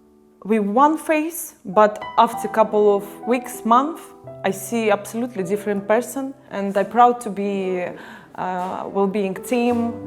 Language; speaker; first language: English; non-native, learner; Ukrainian